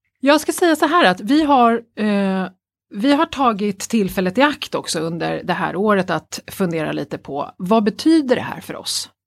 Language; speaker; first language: Swedish; native; Swedish